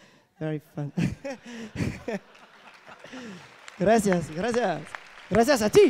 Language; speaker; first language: Spanish; non-native, learner; French